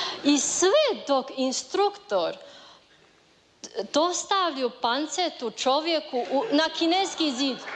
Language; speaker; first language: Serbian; non-native, learner; Chinese